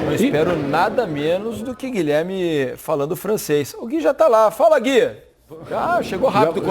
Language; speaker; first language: Portuguese; native; Portuguese